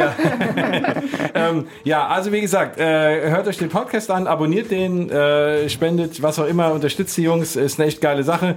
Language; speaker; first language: German; native; German